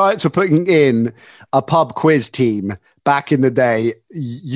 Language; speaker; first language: English; native; English